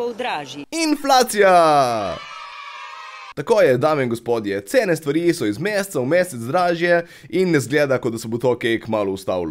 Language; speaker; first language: Slovenian; native; Slovenian